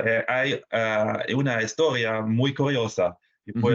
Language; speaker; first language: Spanish; non-native, fluent; German